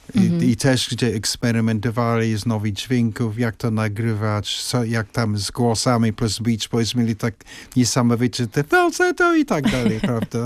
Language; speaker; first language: Polish; non-native, fluent; English